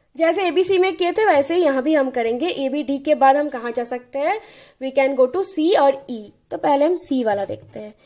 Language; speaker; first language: Hindi; non-native, local second language; Bangla